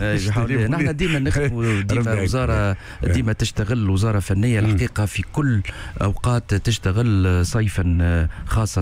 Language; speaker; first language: Arabic; native; Arabic